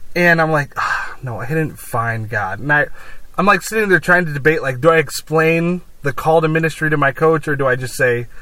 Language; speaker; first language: English; native; English